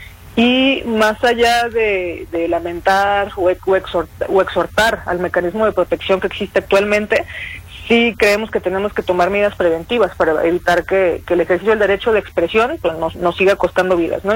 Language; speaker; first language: Spanish; native; Spanish